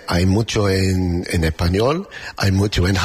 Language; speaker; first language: Spanish; non-native, learner; English